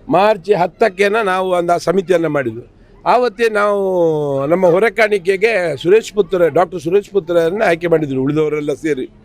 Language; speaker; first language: Kannada; native; Kannada